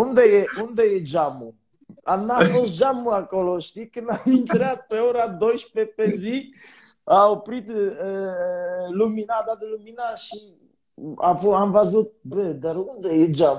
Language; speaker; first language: Romanian; non-native, learner; Polish